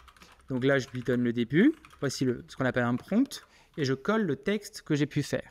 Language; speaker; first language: French; native; French